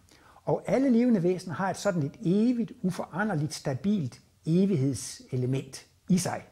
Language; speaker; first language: Danish; native; Danish